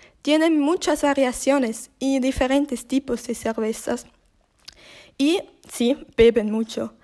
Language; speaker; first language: Spanish; non-native, learner; Swiss German